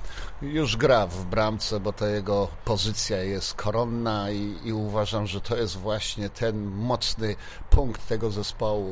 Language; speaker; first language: Polish; native; Polish